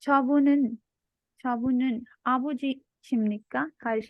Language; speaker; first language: Korean; non-native, learner; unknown